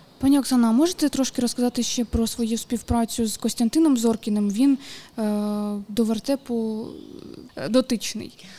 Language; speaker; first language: Ukrainian; native; Ukrainian